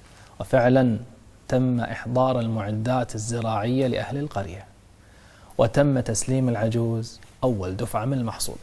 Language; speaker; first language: Arabic; native; Arabic